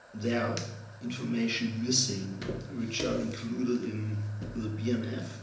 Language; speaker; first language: English; non-native, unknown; German